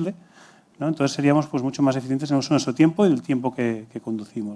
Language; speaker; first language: Spanish; native; Spanish